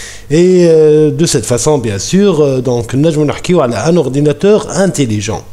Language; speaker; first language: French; non-native, local second language; Arabic